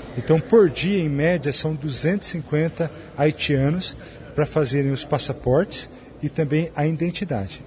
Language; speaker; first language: Portuguese; native; Portuguese